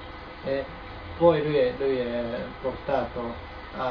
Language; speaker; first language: Italian; non-native, learner; Japanese